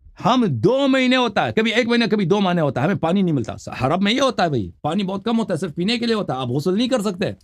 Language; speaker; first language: Urdu; non-native, fluent; Persian